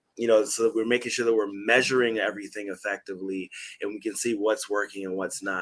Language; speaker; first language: English; native; English